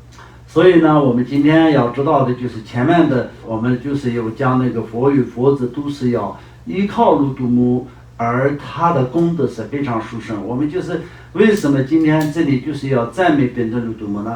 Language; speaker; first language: Chinese; non-native, local second language; Tibetan